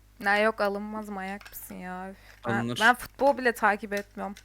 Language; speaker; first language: Turkish; native; Turkish